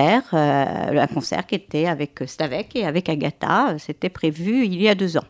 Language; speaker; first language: French; native; French